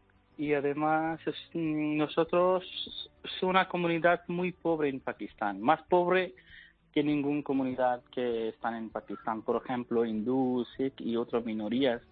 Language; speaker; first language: Spanish; non-native, learner; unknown